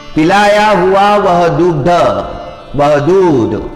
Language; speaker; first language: Hindi; non-native, local second language; Marathi